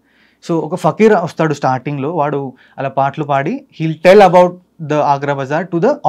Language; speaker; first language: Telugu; non-native, fluent; Malayalam